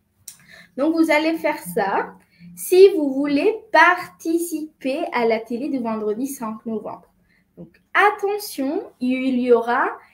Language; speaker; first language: French; non-native, fluent; Spanish